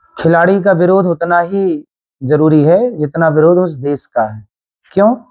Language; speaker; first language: Hindi; native; Hindi